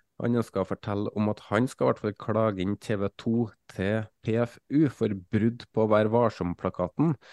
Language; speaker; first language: Norwegian; native; Norwegian